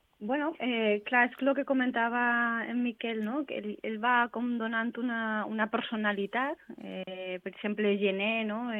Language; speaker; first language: Catalan; non-native, local second language; Spanish